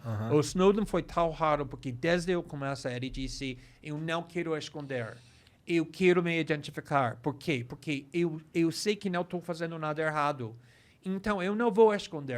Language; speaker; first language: Portuguese; non-native, fluent; English